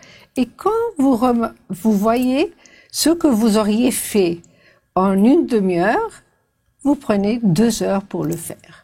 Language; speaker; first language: French; non-native, fluent; Portuguese